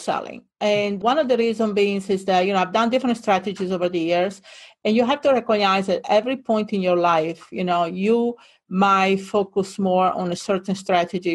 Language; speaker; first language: English; non-native, fluent; Italian